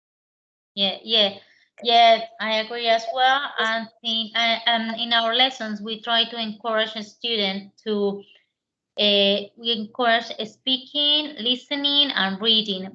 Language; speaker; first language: English; non-native, learner; Spanish